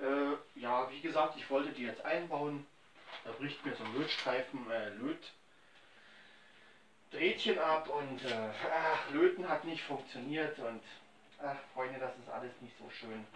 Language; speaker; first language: German; native; German